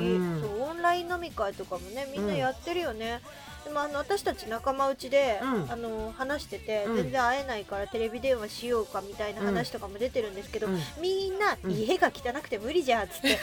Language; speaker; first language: Japanese; native; Japanese